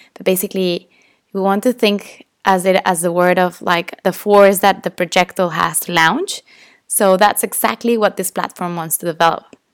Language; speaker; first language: English; non-native, fluent; Spanish